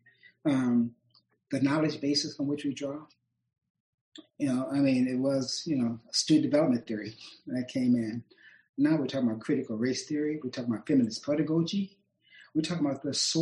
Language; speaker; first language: English; native; English